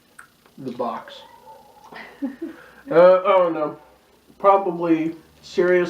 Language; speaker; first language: English; native; English